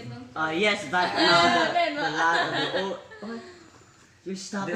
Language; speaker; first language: English; non-native, learner; Hmong